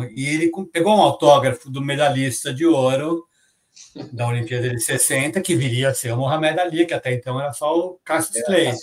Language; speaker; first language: Portuguese; native; Portuguese